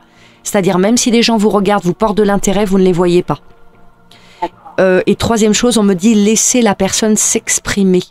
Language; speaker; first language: French; native; French